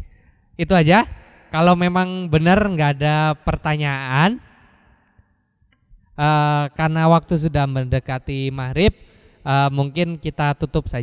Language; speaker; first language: Indonesian; native; Indonesian